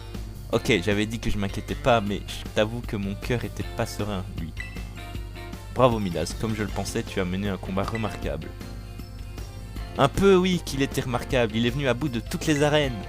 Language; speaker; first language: French; native; French